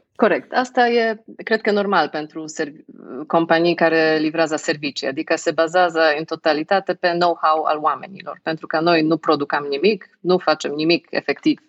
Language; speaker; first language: Romanian; non-native, fluent; Polish